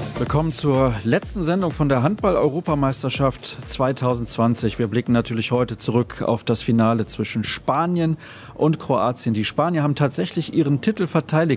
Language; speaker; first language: German; native; German